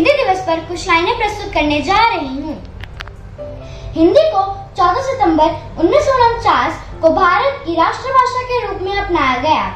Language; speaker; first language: Hindi; native; Hindi